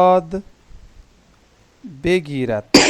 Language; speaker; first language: Persian; non-native, learner; Urdu